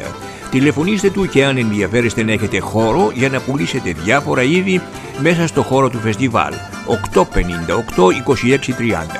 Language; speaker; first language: Greek; native; Greek